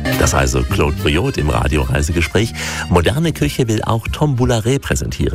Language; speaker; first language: German; native; German